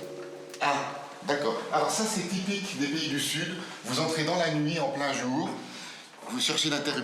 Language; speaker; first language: French; native; French